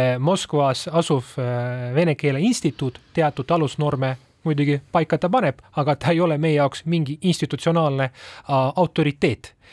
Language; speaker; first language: Estonian; non-native, local second language; Russian